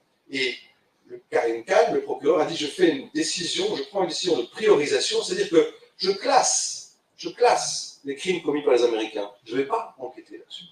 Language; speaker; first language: French; native; French